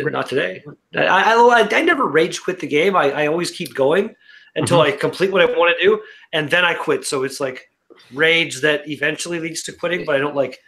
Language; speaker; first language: English; native; English